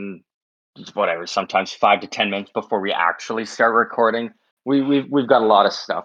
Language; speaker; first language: English; native; English